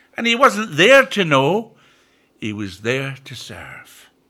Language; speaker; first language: English; native; English